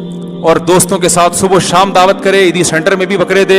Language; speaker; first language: Urdu; native; Urdu